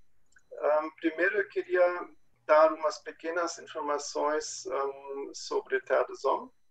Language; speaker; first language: Portuguese; non-native, fluent; German